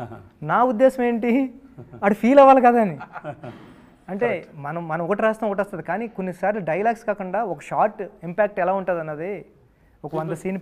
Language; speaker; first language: Telugu; native; Telugu